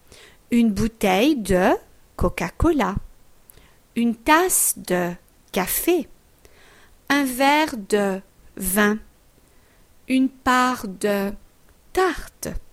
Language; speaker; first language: French; non-native, fluent; English